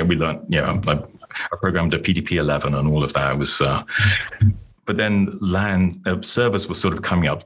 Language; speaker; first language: English; native; English